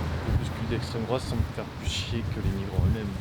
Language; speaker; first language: French; native; French